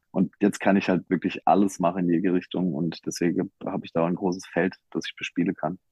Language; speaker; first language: German; native; German